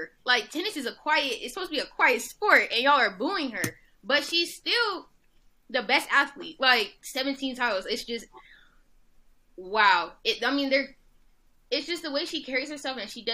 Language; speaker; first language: English; native; English